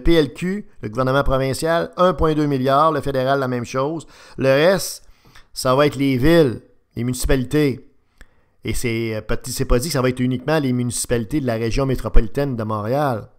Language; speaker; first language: French; native; French